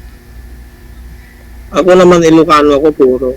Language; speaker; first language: Filipino; non-native, local second language; Iloko